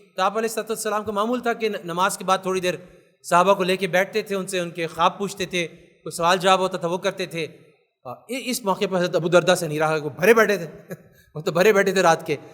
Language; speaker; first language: Urdu; native; Urdu